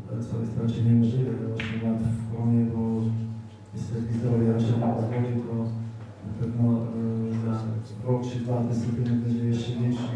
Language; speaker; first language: Polish; non-native, fluent; Serbian